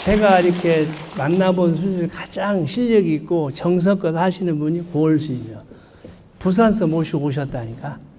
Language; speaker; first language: Korean; native; Korean